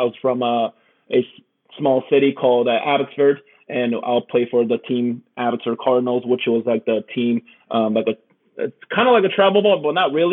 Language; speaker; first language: English; early bilingual, other home language; Korean